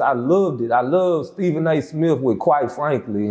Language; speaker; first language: English; native; English